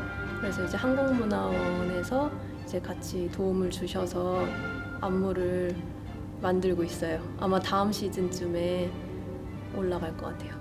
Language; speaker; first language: Korean; native; Korean